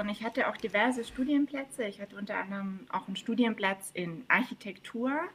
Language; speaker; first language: German; native; German